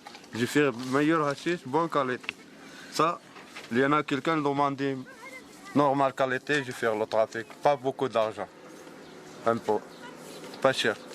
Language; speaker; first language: French; non-native, learner; Arabic